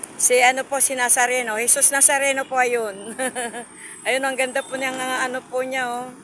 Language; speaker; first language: Filipino; native; Filipino